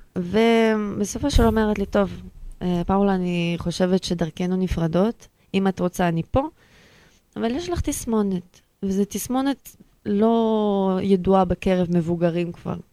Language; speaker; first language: Hebrew; early bilingual, other home language; Russian